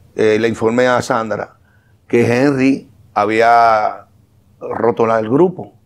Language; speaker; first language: Spanish; native; Spanish